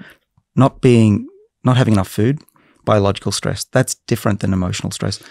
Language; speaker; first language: English; native; English